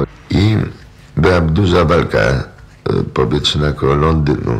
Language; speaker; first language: Polish; native; Polish